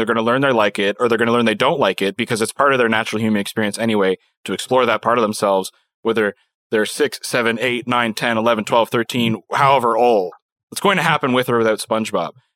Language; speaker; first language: English; native; English